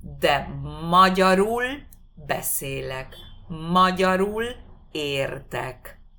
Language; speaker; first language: Hungarian; non-native, fluent; Spanish